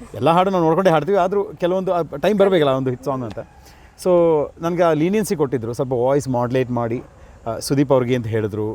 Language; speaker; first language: Kannada; non-native, local second language; Malayalam